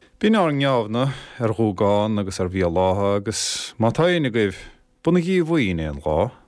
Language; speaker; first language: Irish; native; Irish